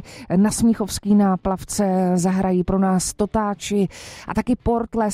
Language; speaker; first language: Czech; native; Czech